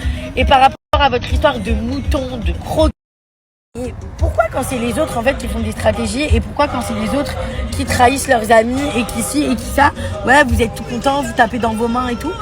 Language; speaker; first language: French; native; French